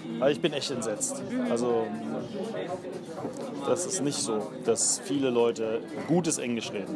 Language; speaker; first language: German; native; German